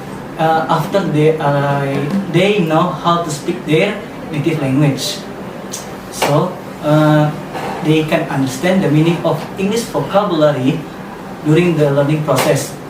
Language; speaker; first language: English; non-native, learner; Indonesian